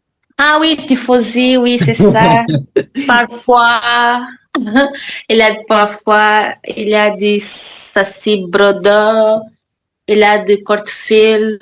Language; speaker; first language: French; non-native, learner; Portuguese